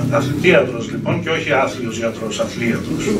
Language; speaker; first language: Greek; native; Greek